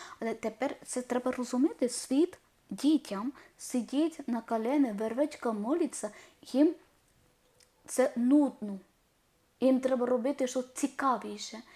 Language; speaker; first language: Ukrainian; non-native, learner; Malayalam